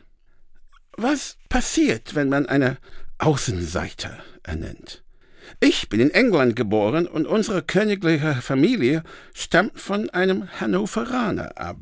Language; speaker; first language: German; non-native, fluent; English